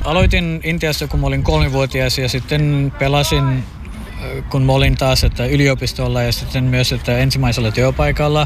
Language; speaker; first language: Finnish; non-native, fluent; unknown